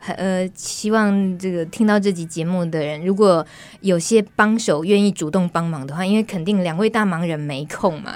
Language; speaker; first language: Chinese; native; Chinese